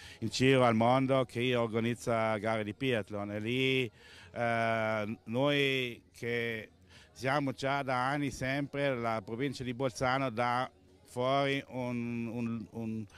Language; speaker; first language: Italian; non-native, local second language; German